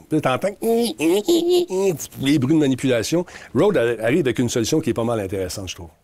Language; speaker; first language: French; native; French